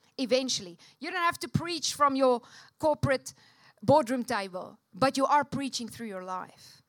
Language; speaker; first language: English; non-native, local second language; Afrikaans